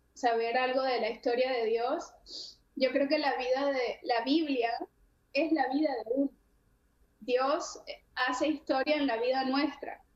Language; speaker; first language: Spanish; native; Spanish